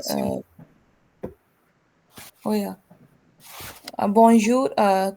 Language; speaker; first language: French; non-native, learner; Hindi